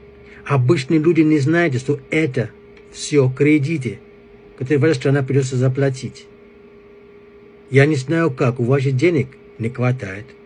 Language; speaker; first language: Russian; non-native, fluent; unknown